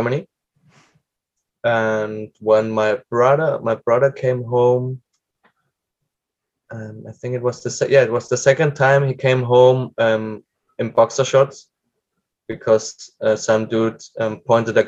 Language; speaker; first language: English; non-native, fluent; German